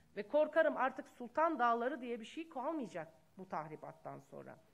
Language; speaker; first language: Turkish; native; Turkish